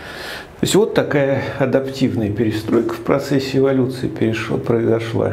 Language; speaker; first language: Russian; native; Russian